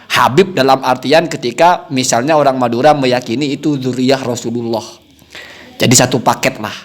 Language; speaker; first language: Indonesian; non-native, local second language; Madurese